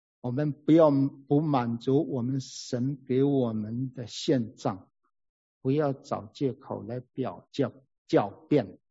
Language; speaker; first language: Chinese; native; Chinese